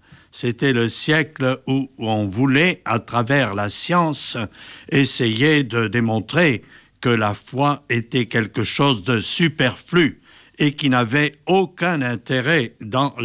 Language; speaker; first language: French; native; French